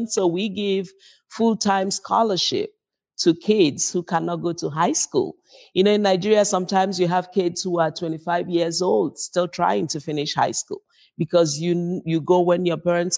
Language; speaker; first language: English; non-native, local second language; Igbo